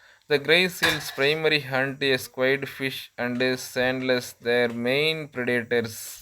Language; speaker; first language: English; non-native, local second language; Tamil